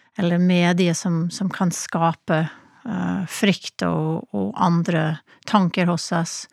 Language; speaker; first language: Norwegian; non-native, fluent; English